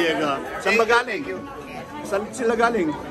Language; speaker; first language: Filipino; native; Filipino